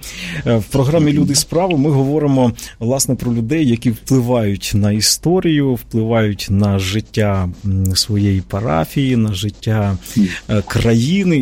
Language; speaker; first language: Ukrainian; native; Ukrainian